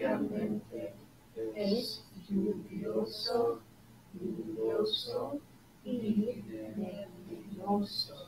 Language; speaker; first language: Spanish; non-native, learner; English